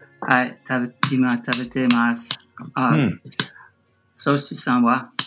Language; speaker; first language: Japanese; non-native, learner; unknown